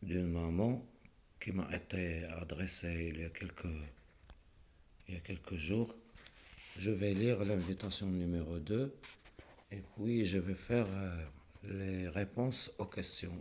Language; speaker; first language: French; non-native, local second language; Arabic